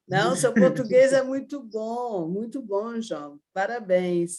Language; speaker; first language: Portuguese; early bilingual, other home language; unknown